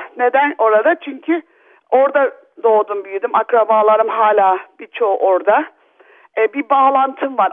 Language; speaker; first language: Turkish; early bilingual, other home language; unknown